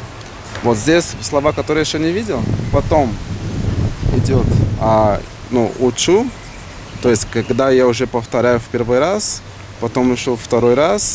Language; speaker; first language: Russian; non-native, fluent; Portuguese